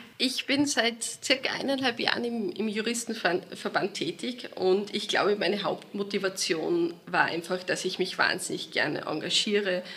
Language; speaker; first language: German; native; German